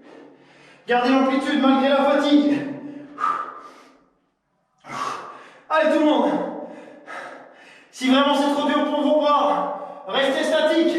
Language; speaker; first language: French; native; French